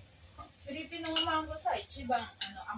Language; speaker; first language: Japanese; non-native, learner; Filipino